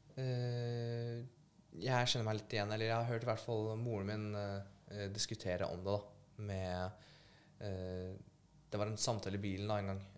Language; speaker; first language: Norwegian; early bilingual, other home language; Polish